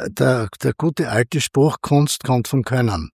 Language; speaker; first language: German; native; German